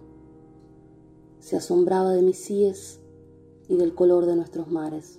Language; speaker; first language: Spanish; native; Spanish